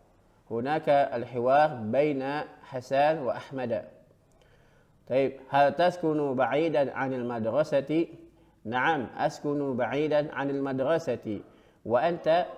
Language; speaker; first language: Arabic; non-native, fluent; Indonesian